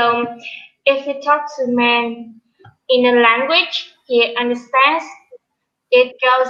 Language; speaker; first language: English; non-native, learner; Vietnamese